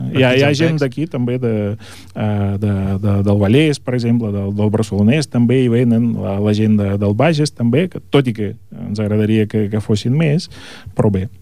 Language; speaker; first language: Catalan; non-native, fluent; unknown